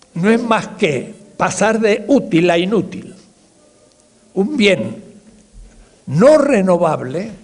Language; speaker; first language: Spanish; native; Spanish